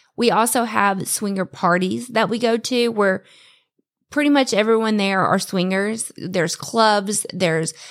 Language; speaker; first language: English; native; English